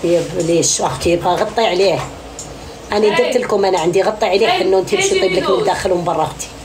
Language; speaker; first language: Arabic; native; Arabic